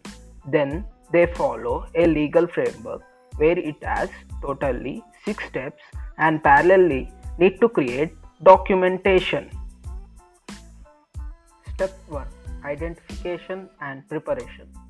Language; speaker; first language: English; non-native, local second language; Telugu